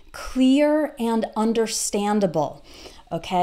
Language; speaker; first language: English; native; English